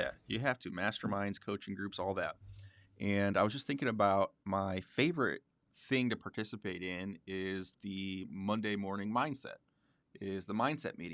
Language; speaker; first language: English; native; English